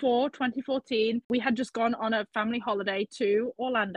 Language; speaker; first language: English; native; English